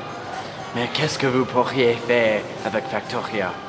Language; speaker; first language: French; non-native, learner; English